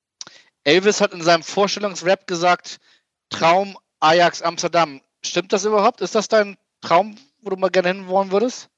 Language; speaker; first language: German; native; German